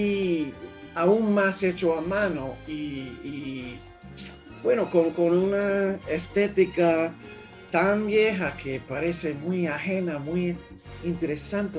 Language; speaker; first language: Spanish; early bilingual, heritage; English